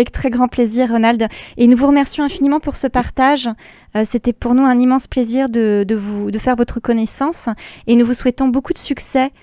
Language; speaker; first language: French; native; French